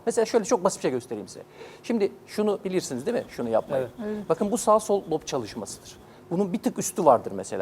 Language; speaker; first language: Turkish; native; Turkish